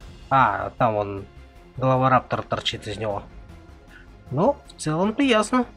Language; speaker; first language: Russian; native; Russian